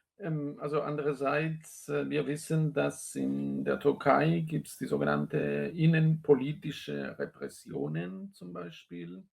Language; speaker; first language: German; non-native, fluent; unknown